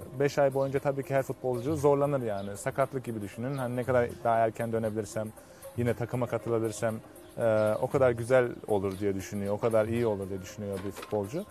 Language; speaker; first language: Turkish; early bilingual, heritage; Turkish